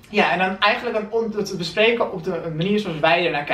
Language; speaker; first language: Dutch; native; Dutch